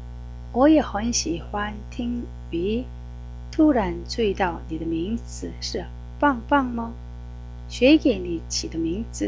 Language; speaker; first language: Chinese; non-native, fluent; Korean